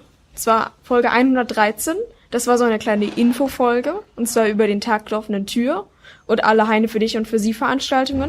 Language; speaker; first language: German; native; German